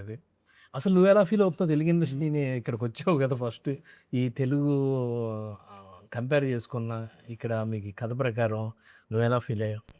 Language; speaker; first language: Telugu; native; Telugu